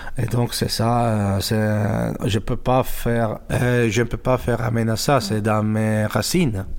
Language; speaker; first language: French; non-native, fluent; Italian